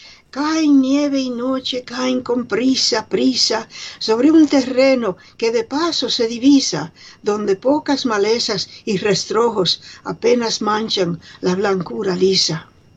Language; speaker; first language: Spanish; early bilingual, heritage; Spanish